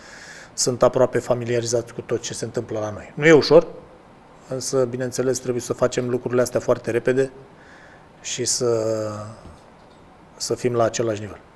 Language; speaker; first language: Romanian; native; Romanian